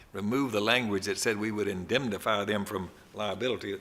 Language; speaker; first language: English; native; English